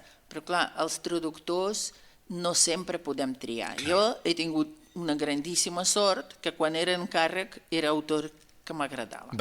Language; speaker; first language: Catalan; non-native, fluent; Russian